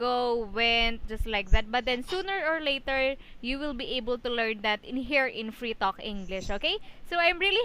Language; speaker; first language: English; non-native, fluent; Filipino